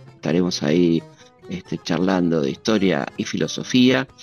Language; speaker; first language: Spanish; native; Spanish